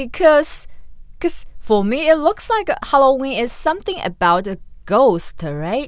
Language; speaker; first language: English; non-native, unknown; Chinese